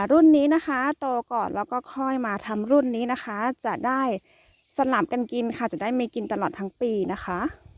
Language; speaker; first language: Thai; non-native, local second language; S'gaw Karen